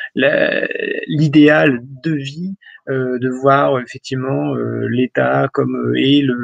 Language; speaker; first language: French; native; French